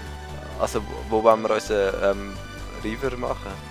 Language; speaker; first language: German; native; German